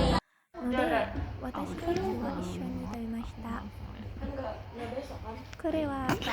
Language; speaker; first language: Japanese; non-native, learner; Indonesian